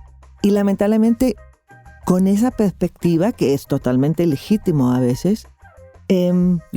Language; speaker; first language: Spanish; non-native, fluent; English